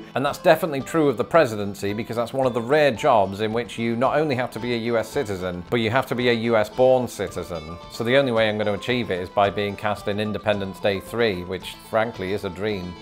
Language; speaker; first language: English; native; English